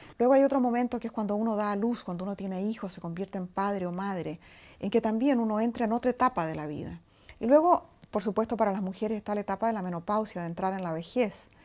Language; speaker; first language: Spanish; native; Spanish